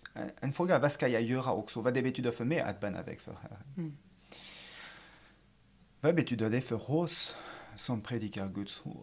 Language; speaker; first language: Swedish; non-native, fluent; French